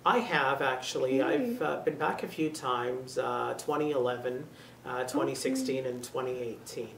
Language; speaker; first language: English; native; English